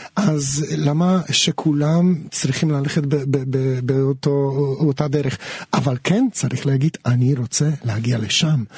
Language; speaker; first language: Hebrew; non-native, fluent; Polish